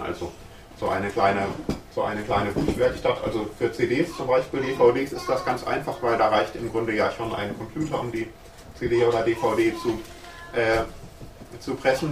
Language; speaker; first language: German; native; German